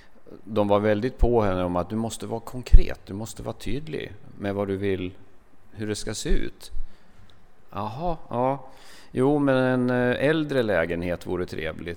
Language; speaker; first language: Swedish; native; Swedish